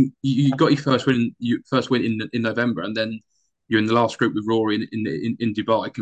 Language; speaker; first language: English; native; English